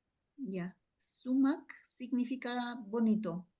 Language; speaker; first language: Spanish; non-native, fluent; German